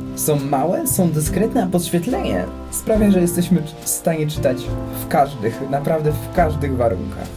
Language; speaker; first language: Polish; native; Polish